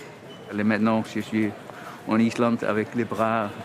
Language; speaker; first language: French; non-native, learner; Icelandic